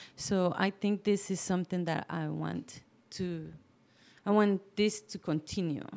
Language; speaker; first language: English; non-native, fluent; Spanish